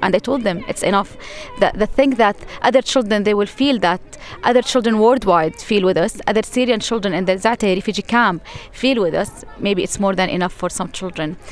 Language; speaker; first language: English; non-native, fluent; Arabic